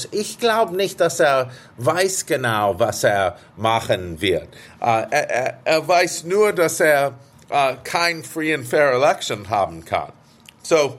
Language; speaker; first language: German; early bilingual, heritage; English